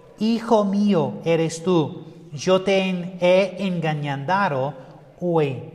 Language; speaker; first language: Spanish; non-native, fluent; English